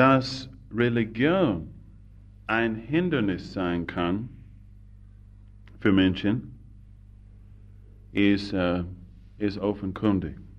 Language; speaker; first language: German; non-native, fluent; English